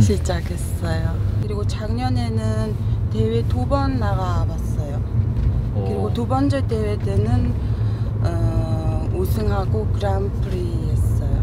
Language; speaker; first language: Korean; non-native, fluent; Mongolian